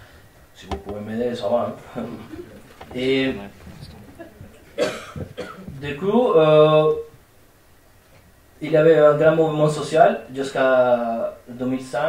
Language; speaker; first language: French; non-native, fluent; Spanish